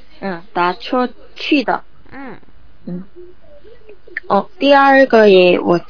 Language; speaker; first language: Chinese; non-native, learner; Korean